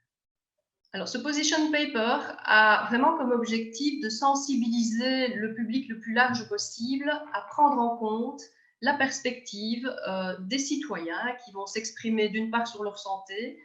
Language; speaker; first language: French; native; French